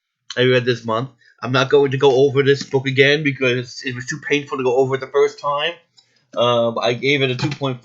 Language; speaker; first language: English; native; English